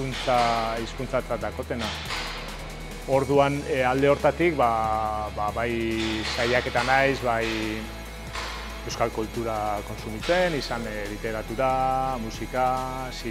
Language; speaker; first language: Basque; native; Basque